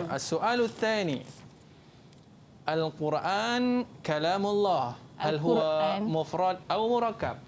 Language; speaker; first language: Arabic; non-native, learner; Malay